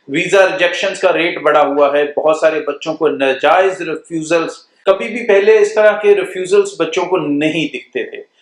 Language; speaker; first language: Hindi; non-native, local second language; Punjabi